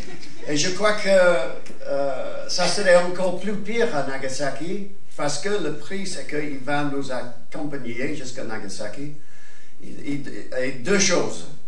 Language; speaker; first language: French; non-native, fluent; English